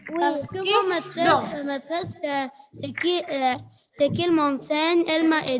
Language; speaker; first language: French; non-native, local second language; Arabic